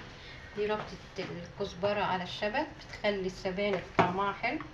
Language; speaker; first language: Arabic; native; Arabic